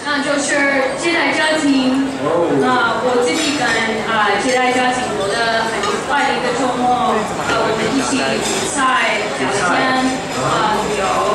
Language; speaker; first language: Chinese; non-native, learner; English